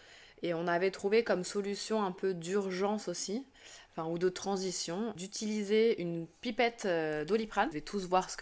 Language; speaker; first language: French; native; French